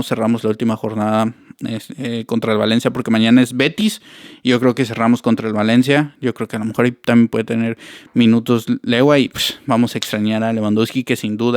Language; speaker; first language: Spanish; native; Spanish